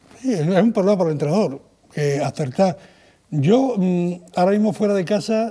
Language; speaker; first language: Spanish; native; Spanish